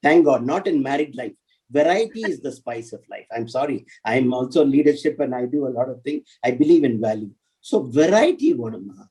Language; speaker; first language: English; non-native, local second language; Tamil